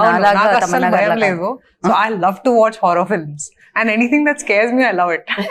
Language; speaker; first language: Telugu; non-native, local second language; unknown